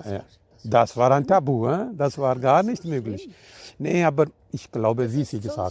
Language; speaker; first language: German; non-native, learner; Urdu